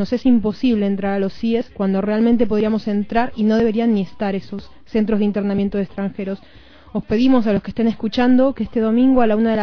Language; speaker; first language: Spanish; native; Spanish